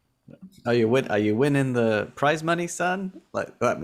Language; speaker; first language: English; native; English